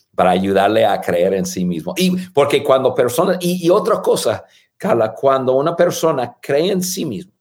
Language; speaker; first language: Spanish; non-native, fluent; English